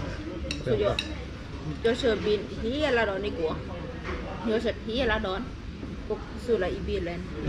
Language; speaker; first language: Swedish; non-native, learner; Thai